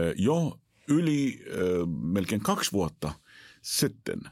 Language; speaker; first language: Finnish; non-native, fluent; Arabic